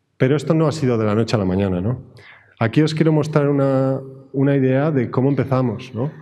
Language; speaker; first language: Spanish; native; Spanish